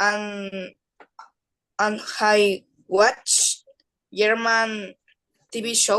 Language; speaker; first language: English; non-native, learner; Spanish